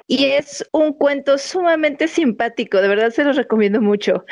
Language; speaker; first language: Spanish; native; Spanish